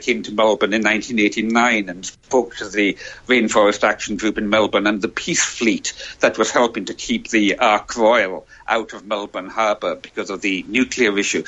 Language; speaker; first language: English; native; English